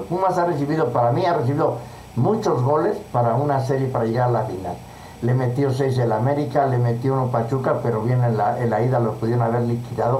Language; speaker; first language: Spanish; native; Spanish